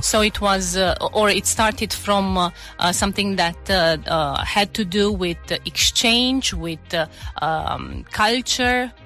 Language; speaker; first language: English; non-native, fluent; Romanian